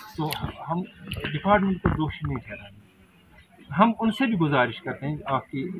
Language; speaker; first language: Hindi; non-native, local second language; Kashmiri